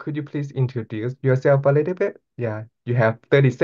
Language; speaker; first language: English; non-native, fluent; Thai